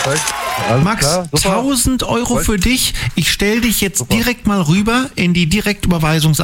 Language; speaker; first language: German; native; German